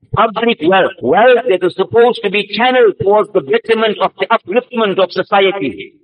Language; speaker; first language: English; native; English